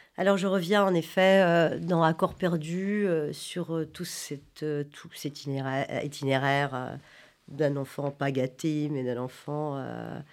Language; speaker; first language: French; non-native, local second language; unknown